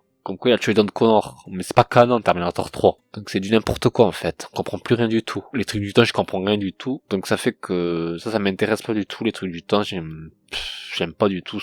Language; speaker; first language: French; native; French